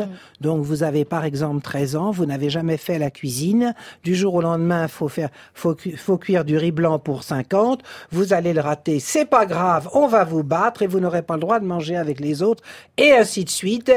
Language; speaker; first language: French; native; French